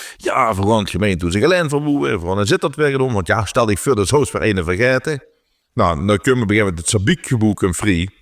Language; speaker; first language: Dutch; non-native, local second language; Limburgish